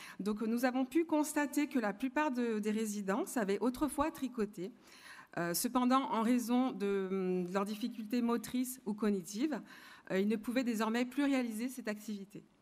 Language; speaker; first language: French; native; French